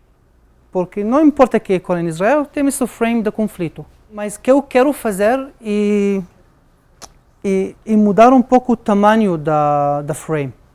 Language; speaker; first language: Portuguese; non-native, learner; Arabic